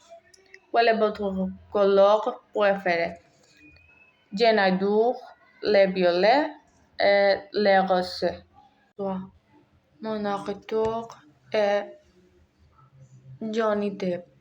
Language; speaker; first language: French; non-native, learner; Spanish